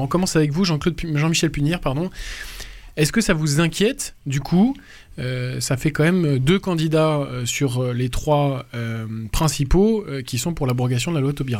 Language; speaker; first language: French; native; French